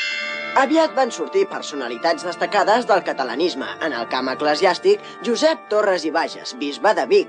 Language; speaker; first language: Catalan; native; Catalan